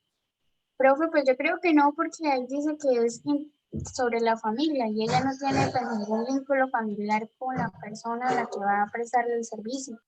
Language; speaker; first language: Spanish; native; Spanish